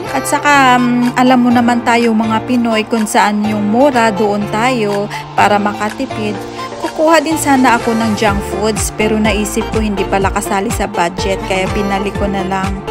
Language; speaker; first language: Filipino; native; Filipino